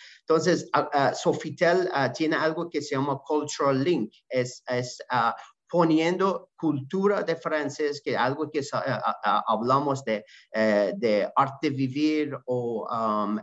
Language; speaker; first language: Spanish; non-native, learner; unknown